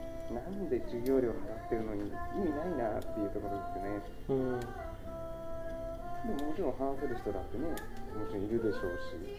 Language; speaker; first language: Japanese; native; Japanese